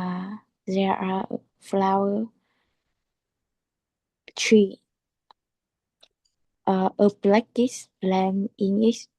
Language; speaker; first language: English; non-native, learner; Chinese